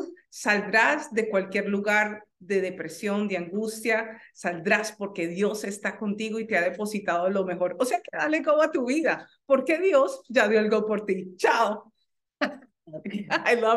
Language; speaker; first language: Spanish; native; Spanish